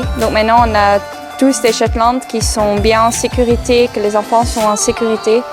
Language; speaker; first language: French; non-native, local second language; Dutch